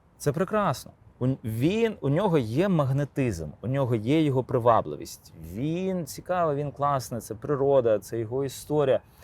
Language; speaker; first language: Ukrainian; non-native, local second language; Crimean Tatar